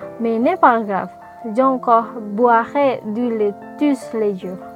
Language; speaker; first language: French; non-native, learner; Indonesian